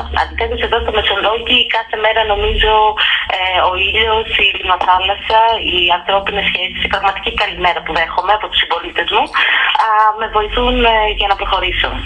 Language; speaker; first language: Greek; native; Greek